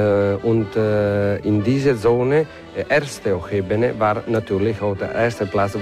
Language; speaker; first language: German; non-native, learner; Italian